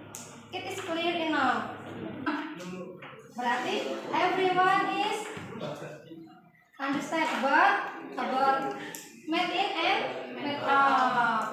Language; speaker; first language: English; non-native, learner; Indonesian